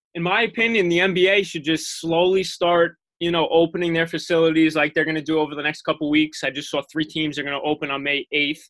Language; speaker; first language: English; native; English